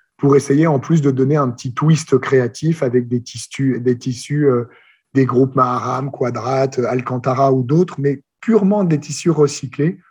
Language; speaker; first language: French; native; French